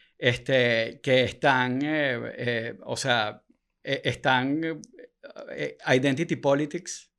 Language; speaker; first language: Spanish; native; Spanish